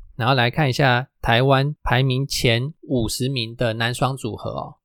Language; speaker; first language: Chinese; non-native, local second language; Min Nan Chinese